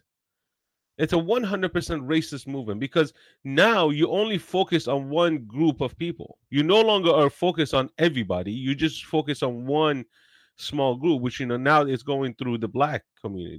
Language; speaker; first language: English; non-native, fluent; Persian